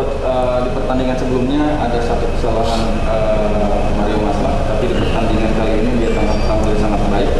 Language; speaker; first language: Indonesian; native; Indonesian